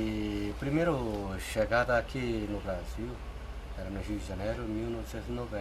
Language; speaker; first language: Portuguese; non-native, learner; Korean